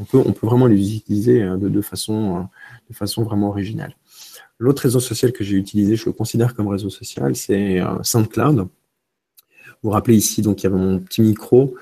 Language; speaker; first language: French; early bilingual, other home language; Romanian